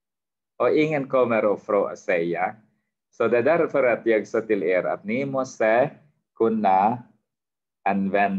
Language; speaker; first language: Swedish; non-native, fluent; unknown